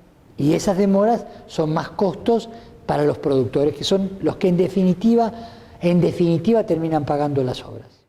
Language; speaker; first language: Spanish; native; Spanish